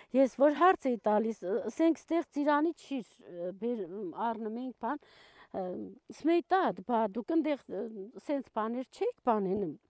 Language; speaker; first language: Armenian; non-native, local second language; Kurdish